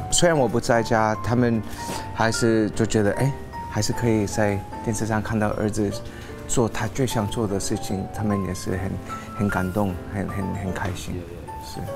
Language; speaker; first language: Chinese; early bilingual, heritage; Chinese